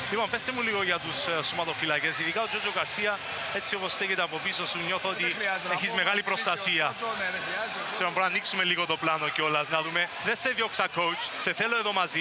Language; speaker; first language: Greek; native; Greek